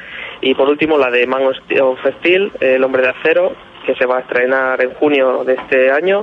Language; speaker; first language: Spanish; native; Spanish